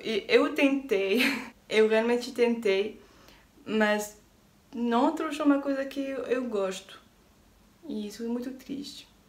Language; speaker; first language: Portuguese; non-native, learner; French